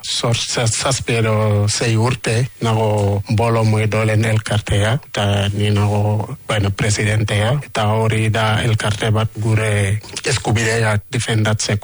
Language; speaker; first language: Basque; non-native, learner; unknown